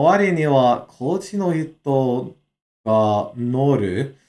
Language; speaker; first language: Japanese; non-native, learner; English